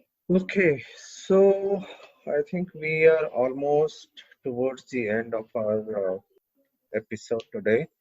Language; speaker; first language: English; non-native, local second language; Hindi